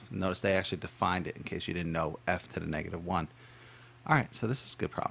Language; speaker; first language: English; native; English